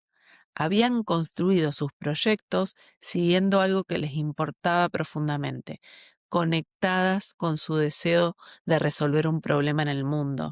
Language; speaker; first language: Spanish; native; Spanish